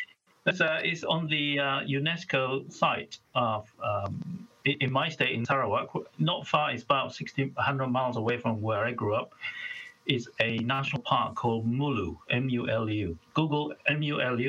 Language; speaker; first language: English; non-native, local second language; Chinese